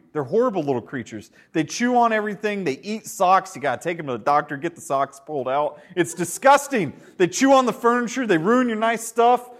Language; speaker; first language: English; native; English